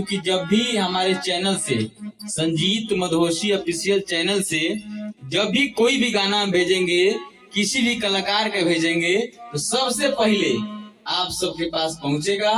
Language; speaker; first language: Hindi; non-native, local second language; Bhojpuri